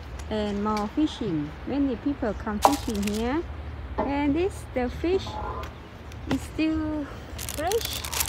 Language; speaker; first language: English; non-native, learner; Thai